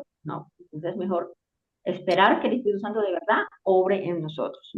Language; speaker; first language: Spanish; native; Spanish